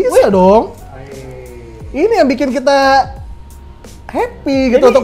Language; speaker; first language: Indonesian; native; Indonesian